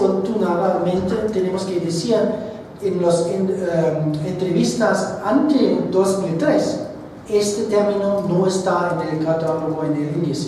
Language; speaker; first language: Spanish; non-native, fluent; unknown